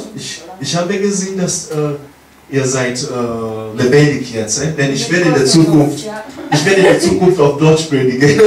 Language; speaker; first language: German; non-native, learner; English